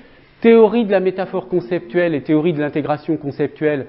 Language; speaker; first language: French; native; French